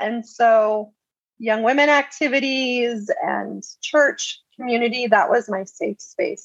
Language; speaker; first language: English; native; English